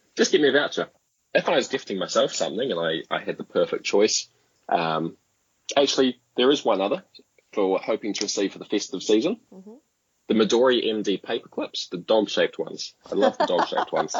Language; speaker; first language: English; native; English